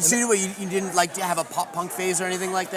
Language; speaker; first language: English; native; English